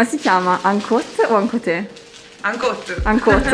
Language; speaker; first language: Italian; native; Italian